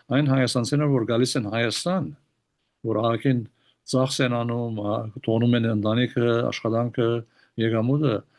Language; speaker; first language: Armenian; early bilingual, heritage; Armenian